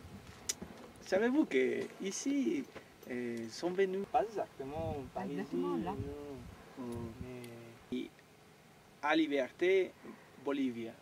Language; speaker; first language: French; non-native, learner; Spanish